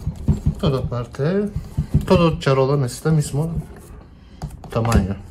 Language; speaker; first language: Spanish; non-native, learner; Turkish